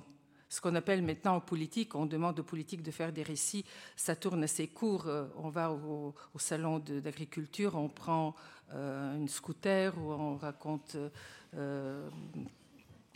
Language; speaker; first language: French; non-native, fluent; Bulgarian